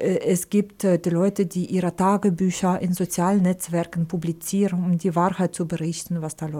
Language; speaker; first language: German; non-native, fluent; Ukrainian